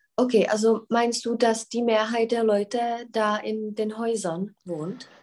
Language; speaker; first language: German; non-native, fluent; Czech